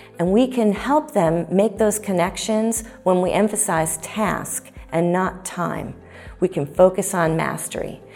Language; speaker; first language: English; native; English